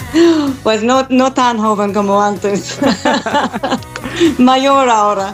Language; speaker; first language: Spanish; non-native, fluent; English